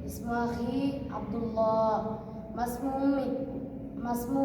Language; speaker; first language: Arabic; non-native, learner; Bangla